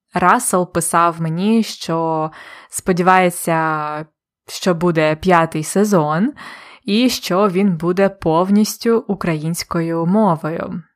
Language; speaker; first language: Ukrainian; native; Ukrainian